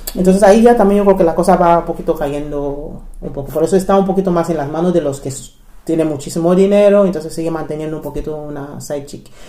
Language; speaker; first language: Spanish; non-native, fluent; English